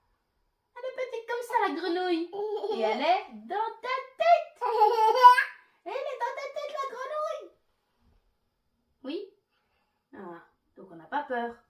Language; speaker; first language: French; native; French